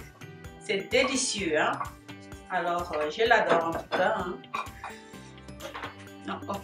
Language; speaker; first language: French; native; French